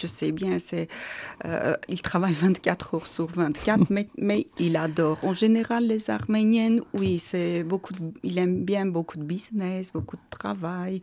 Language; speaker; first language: French; non-native, learner; Armenian